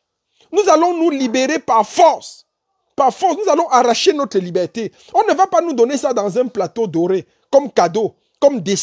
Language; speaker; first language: French; native; French